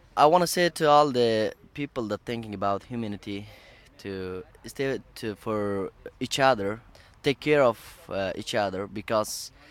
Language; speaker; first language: English; non-native, learner; Persian